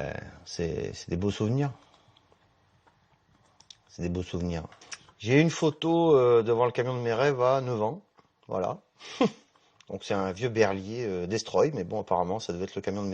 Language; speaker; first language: French; native; French